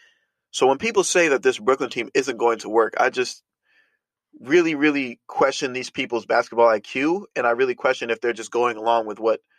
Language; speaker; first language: English; native; English